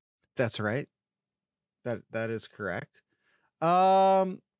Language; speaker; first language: English; native; English